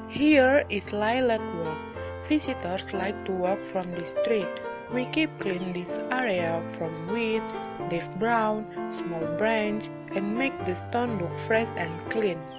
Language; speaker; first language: English; non-native, learner; Indonesian